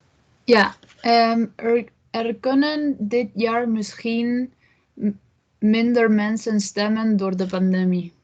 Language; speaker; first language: Dutch; non-native, learner; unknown